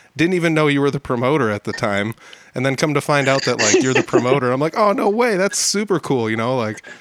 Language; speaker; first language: English; native; English